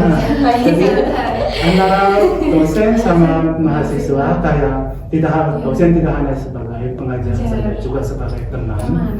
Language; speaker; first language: Indonesian; non-native, fluent; Chinese